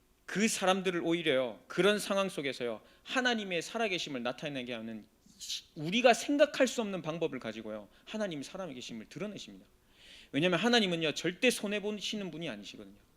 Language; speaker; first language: Korean; native; Korean